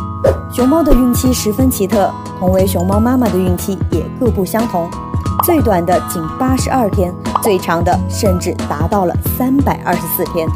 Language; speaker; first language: Chinese; native; Chinese